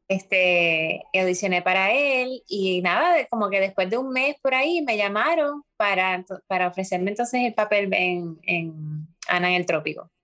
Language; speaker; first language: Spanish; native; Spanish